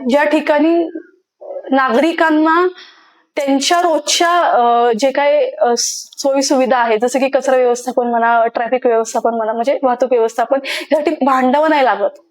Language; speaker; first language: Marathi; native; Marathi